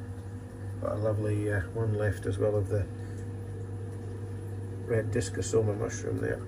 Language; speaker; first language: English; native; English